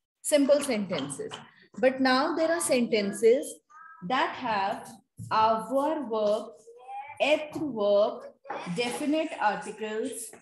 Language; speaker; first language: English; non-native, local second language; Hindi